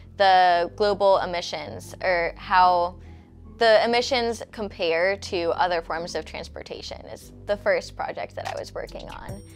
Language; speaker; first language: English; native; English